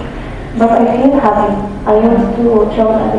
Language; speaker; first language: English; non-native, learner; Arabic